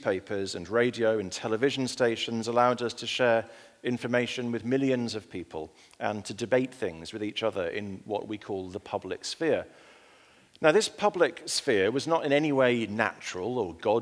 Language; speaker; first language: English; native; English